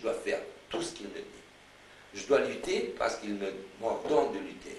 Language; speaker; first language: French; non-native, fluent; Romanian